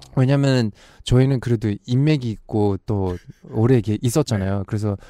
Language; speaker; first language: Korean; early bilingual, heritage; Korean